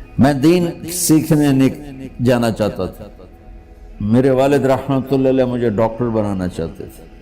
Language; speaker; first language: Urdu; non-native, local second language; Punjabi